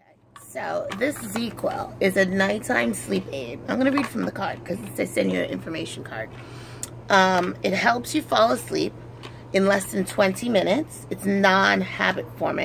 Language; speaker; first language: English; native; English